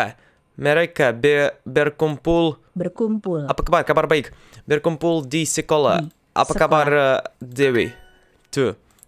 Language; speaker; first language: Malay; non-native, learner; Russian